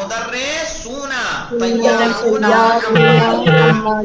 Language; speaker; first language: Arabic; non-native, fluent; Urdu